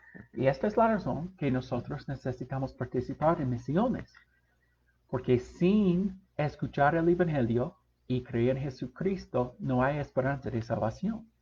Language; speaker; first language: Spanish; non-native, fluent; English